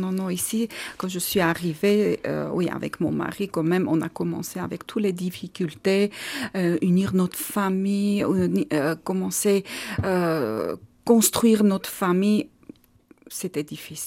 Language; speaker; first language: French; non-native, learner; Armenian